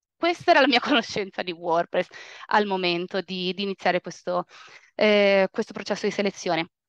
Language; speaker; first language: Italian; native; Italian